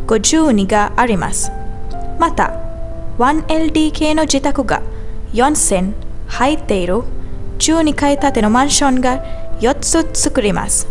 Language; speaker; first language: Japanese; non-native, learner; Sinhala